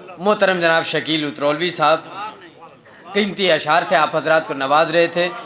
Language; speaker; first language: Urdu; native; Urdu